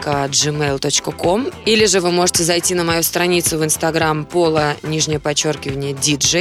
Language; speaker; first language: Russian; native; Russian